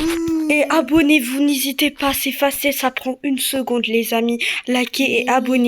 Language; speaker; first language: French; native; French